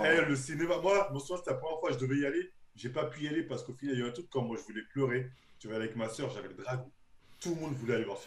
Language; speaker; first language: French; native; French